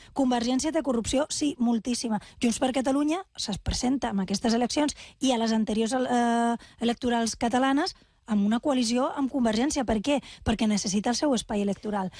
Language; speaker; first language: Catalan; non-native, local second language; Spanish